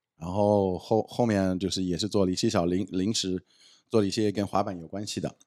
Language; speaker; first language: Chinese; non-native, fluent; English